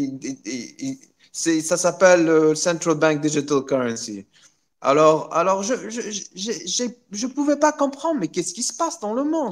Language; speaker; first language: French; non-native, local second language; Arabic